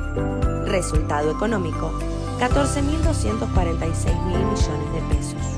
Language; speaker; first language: Spanish; native; Spanish